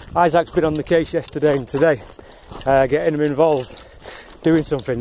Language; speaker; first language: English; native; English